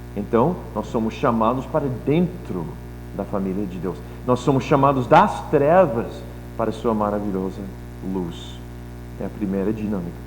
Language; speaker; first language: Portuguese; non-native, fluent; English